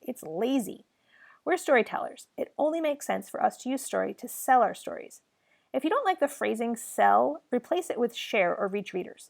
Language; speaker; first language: English; native; English